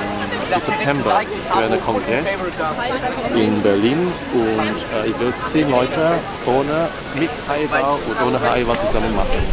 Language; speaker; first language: German; non-native, learner; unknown